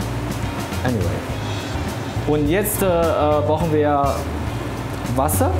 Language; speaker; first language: German; non-native, fluent; Chinese